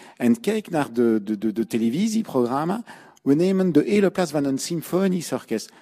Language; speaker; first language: Dutch; non-native, learner; French